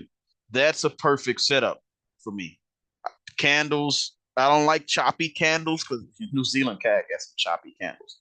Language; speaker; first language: English; native; English